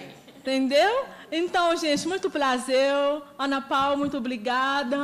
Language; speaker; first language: Portuguese; non-native, learner; Haitian Creole